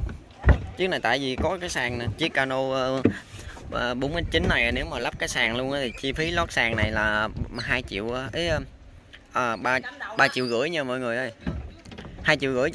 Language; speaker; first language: Vietnamese; native; Vietnamese